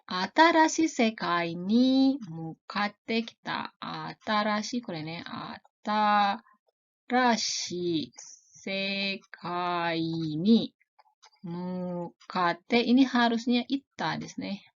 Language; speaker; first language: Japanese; non-native, fluent; Indonesian